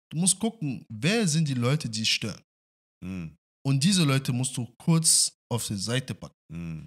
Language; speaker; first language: German; non-native, fluent; French